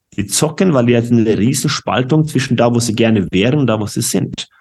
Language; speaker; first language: German; non-native, fluent; Norwegian